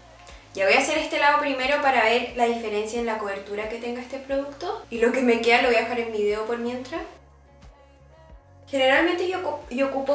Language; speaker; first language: Spanish; native; Spanish